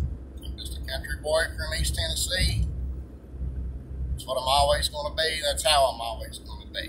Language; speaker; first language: English; native; English